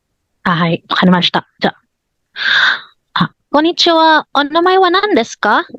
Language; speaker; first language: Japanese; non-native, learner; Filipino